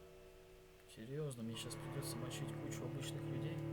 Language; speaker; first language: Russian; native; Russian